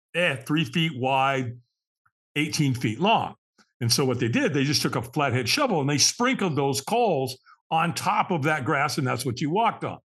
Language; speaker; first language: English; native; English